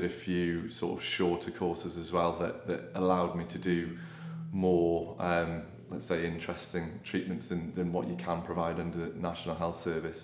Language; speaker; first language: English; native; English